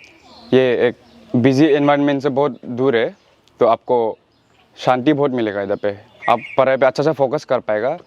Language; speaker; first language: Hindi; non-native, local second language; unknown